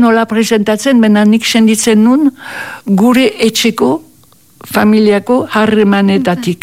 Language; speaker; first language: Basque; native; Basque